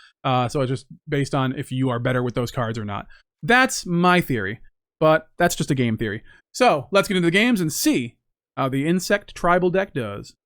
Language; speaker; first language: English; native; English